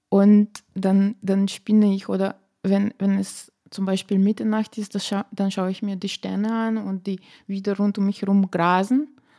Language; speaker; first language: German; non-native, fluent; Slovenian